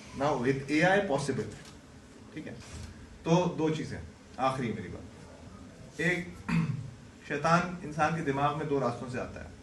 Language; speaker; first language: Urdu; native; Urdu